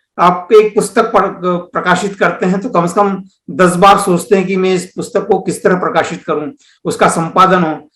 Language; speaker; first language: Hindi; native; Hindi